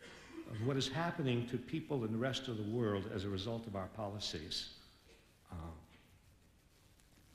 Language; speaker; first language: English; native; English